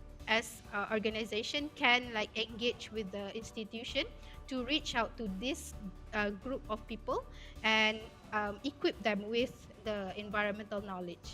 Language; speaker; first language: English; non-native, fluent; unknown